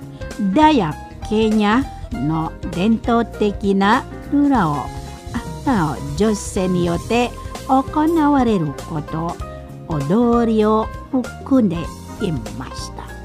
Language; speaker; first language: Japanese; non-native, learner; Indonesian